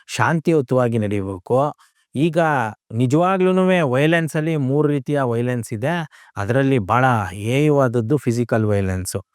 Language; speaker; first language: Kannada; native; Kannada